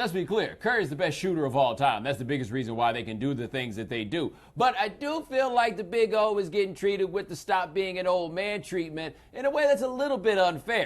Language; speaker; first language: English; native; English